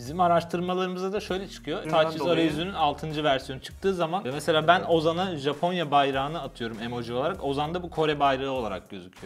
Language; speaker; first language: Turkish; native; Turkish